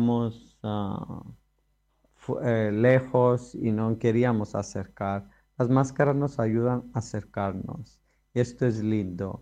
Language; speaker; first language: Spanish; non-native, fluent; Greek